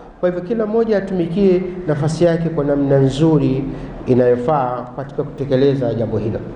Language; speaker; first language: Swahili; native; Swahili